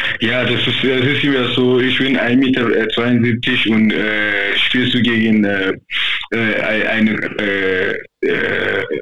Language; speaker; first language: German; non-native, fluent; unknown